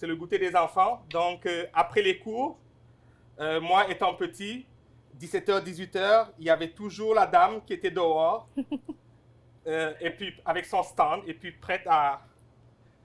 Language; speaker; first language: French; non-native, local second language; Wolof